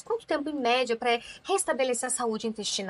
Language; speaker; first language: Portuguese; native; Portuguese